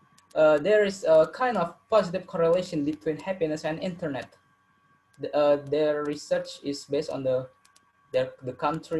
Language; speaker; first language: English; non-native, learner; Indonesian